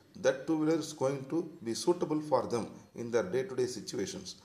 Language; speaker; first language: English; non-native, local second language; Tamil